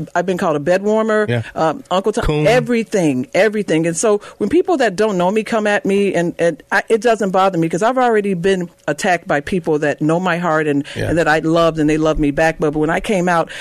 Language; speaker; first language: English; native; English